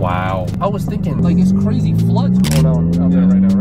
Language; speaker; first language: English; native; English